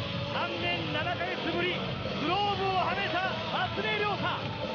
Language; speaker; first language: Japanese; native; Japanese